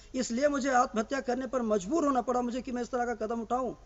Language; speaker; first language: Hindi; native; Hindi